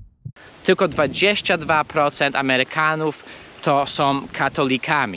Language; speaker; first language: Polish; non-native, fluent; English